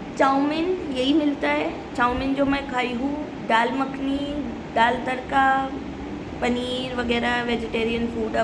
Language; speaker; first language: Hindi; non-native, local second language; Bangla